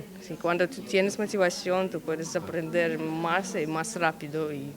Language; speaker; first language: Spanish; non-native, learner; Russian